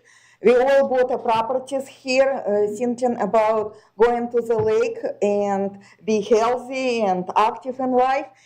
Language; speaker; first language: English; non-native, fluent; Russian